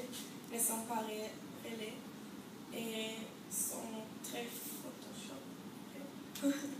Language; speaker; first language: French; non-native, learner; English